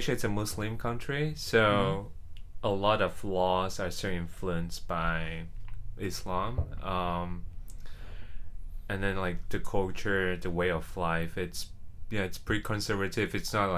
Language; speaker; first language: English; non-native, local second language; Chinese